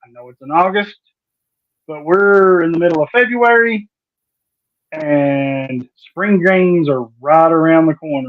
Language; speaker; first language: English; native; English